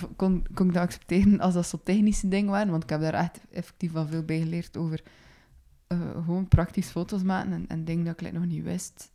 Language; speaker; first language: Dutch; native; Dutch